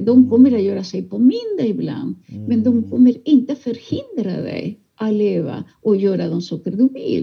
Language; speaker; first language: Swedish; non-native, fluent; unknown